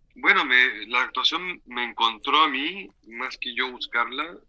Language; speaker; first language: Spanish; native; Spanish